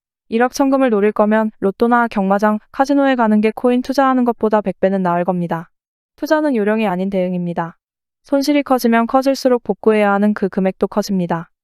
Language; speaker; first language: Korean; native; Korean